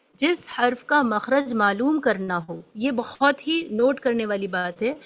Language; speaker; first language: Urdu; native; Urdu